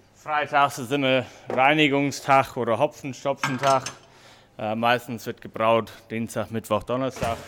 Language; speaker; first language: German; non-native, fluent; English